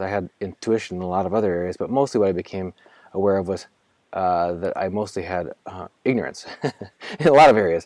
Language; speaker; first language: English; native; English